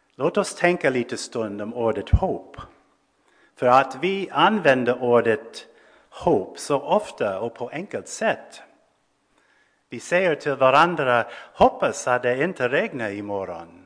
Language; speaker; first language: Swedish; non-native, fluent; English